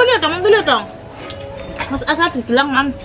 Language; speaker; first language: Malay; non-native, local second language; Javanese